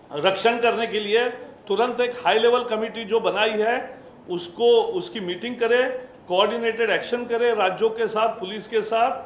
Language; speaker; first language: Hindi; non-native, local second language; Marathi